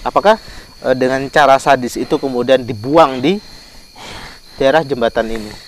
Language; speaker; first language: Indonesian; native; Indonesian